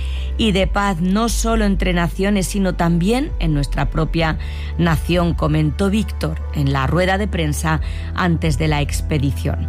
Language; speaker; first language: Spanish; native; Spanish